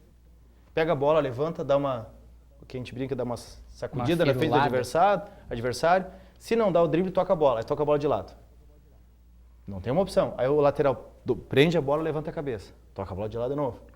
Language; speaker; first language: Portuguese; native; Portuguese